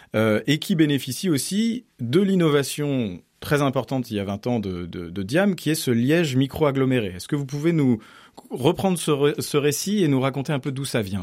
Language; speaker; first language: French; native; French